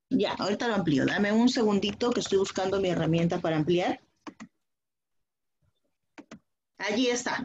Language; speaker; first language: Spanish; native; Spanish